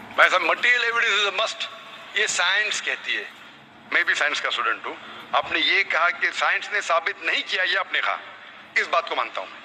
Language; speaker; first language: Hindi; non-native, local second language; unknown